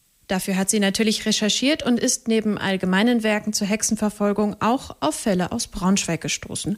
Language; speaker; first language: German; native; German